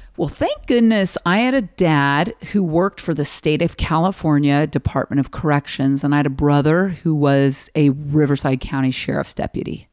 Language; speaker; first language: English; native; English